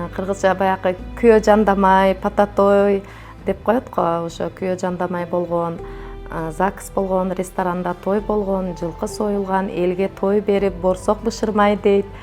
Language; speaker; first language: Kyrgyz; non-native, local second language; Uzbek